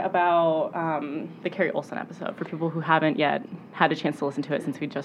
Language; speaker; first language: English; native; English